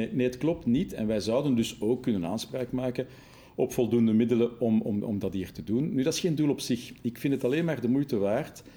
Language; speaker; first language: Dutch; native; Dutch